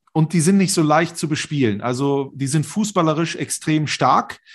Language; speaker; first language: German; native; German